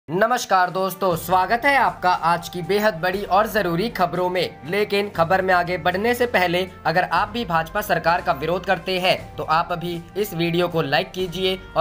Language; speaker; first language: Hindi; native; Hindi